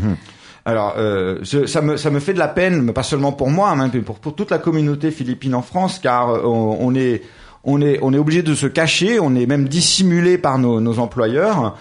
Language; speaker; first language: French; native; French